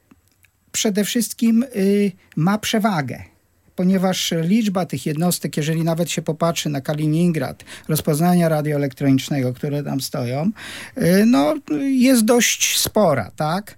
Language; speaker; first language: Polish; native; Polish